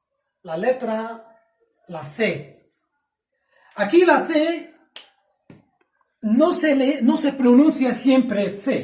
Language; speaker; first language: Spanish; non-native, fluent; Arabic